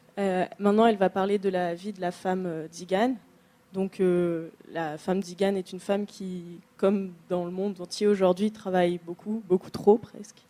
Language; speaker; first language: French; native; French